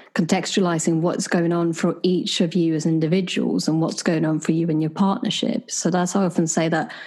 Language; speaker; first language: English; non-native, fluent; Swedish